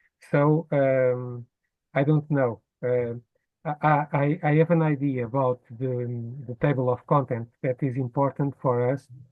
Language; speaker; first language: English; non-native, fluent; Portuguese